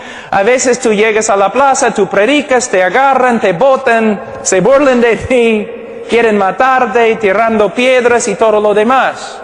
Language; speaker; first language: Spanish; non-native, fluent; English